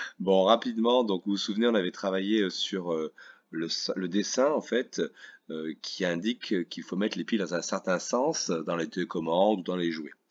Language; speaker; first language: French; native; French